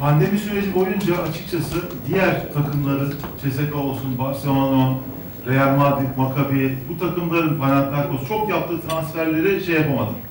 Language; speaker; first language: Turkish; native; Turkish